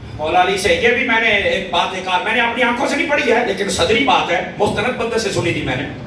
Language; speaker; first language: Urdu; non-native, local second language; Punjabi